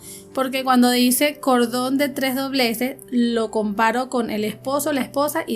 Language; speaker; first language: Spanish; native; Spanish